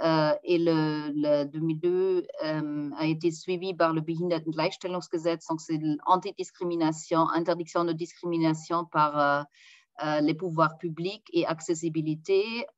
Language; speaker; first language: French; non-native, fluent; German